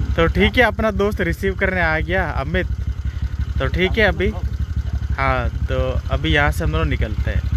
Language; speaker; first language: Hindi; native; Hindi